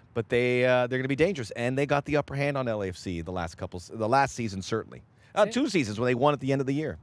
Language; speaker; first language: English; native; English